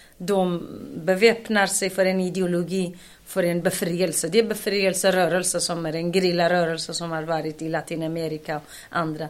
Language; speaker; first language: Swedish; non-native, fluent; Kurdish